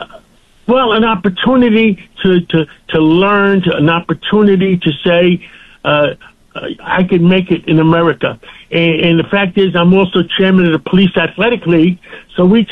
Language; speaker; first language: English; non-native, local second language; Greek